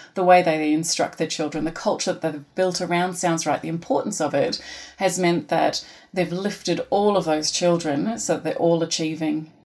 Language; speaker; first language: English; native; English